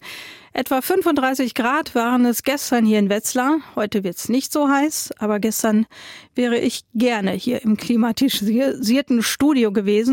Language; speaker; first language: German; native; German